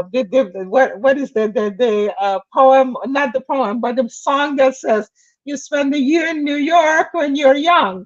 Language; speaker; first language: English; non-native, fluent; Persian